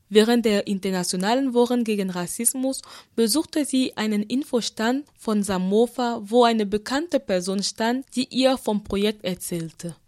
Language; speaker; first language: German; native; German